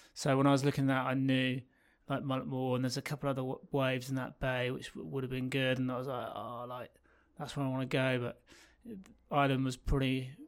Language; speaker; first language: English; native; English